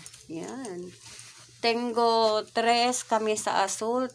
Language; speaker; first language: Spanish; non-native, learner; Filipino